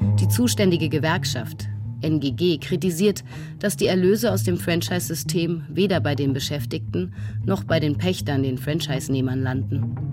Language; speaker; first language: German; native; German